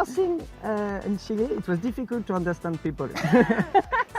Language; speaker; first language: English; non-native, fluent; French